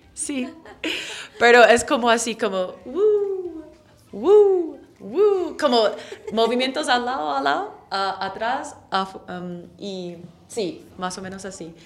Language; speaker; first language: Spanish; non-native, fluent; English